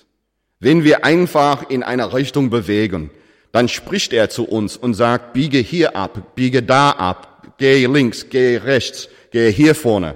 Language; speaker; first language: German; non-native, fluent; English